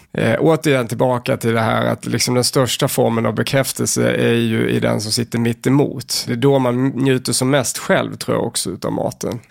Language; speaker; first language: Swedish; native; Swedish